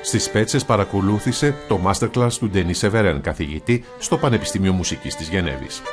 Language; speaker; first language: Greek; native; Greek